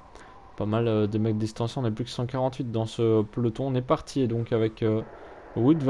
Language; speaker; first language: French; native; French